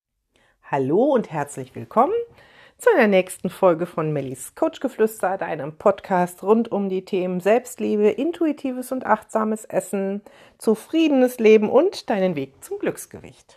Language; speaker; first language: German; native; German